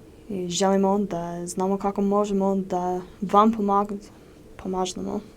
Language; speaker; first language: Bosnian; non-native, learner; English